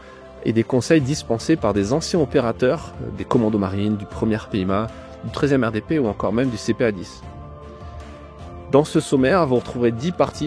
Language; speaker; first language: French; native; French